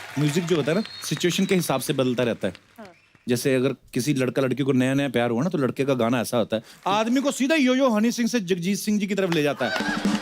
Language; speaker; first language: Hindi; non-native, local second language; Punjabi